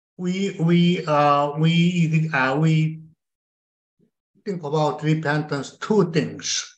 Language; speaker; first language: English; non-native, learner; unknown